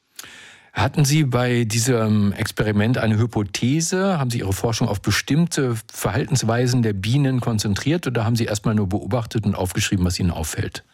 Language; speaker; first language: German; native; German